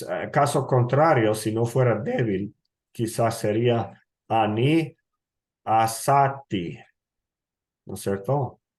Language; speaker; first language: Spanish; non-native, fluent; English